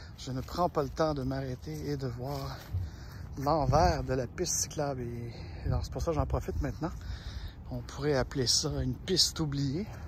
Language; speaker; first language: French; native; French